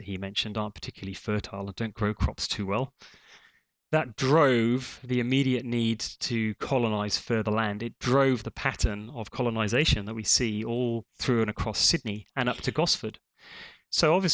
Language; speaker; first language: English; native; English